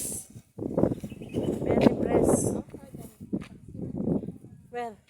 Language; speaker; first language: English; non-native, learner; Filipino